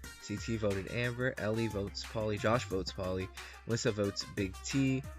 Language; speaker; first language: English; native; English